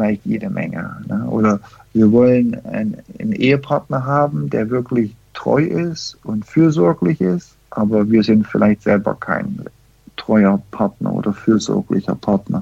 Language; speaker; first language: German; early bilingual, heritage; German